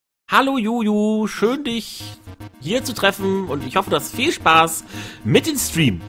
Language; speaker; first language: German; native; German